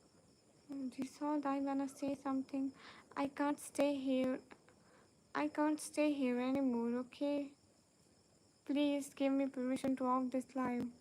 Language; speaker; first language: English; non-native, learner; Urdu